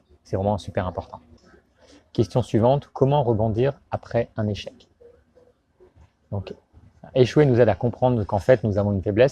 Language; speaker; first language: French; native; French